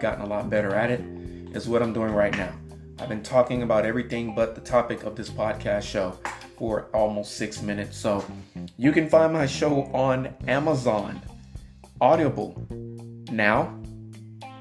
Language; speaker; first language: English; native; English